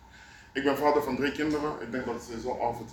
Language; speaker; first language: Dutch; non-native, local second language; Lingala